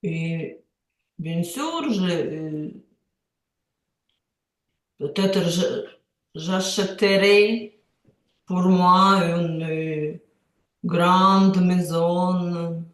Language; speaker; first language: French; non-native, learner; Ukrainian